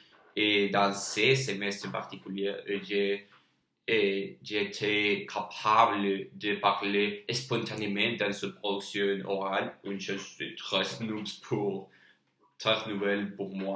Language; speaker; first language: French; non-native, learner; Spanish